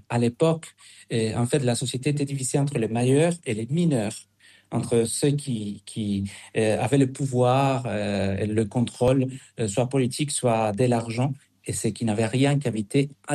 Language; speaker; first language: French; non-native, fluent; Spanish